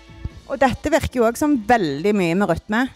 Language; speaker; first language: Norwegian; native; Norwegian